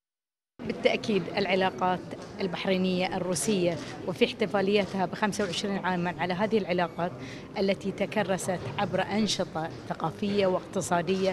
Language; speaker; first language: Arabic; native; Arabic